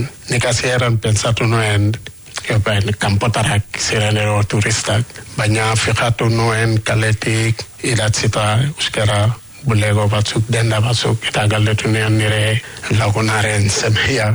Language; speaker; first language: Basque; non-native, learner; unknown